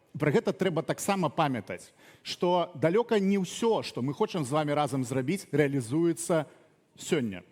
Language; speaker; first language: Belarusian; non-native, local second language; Russian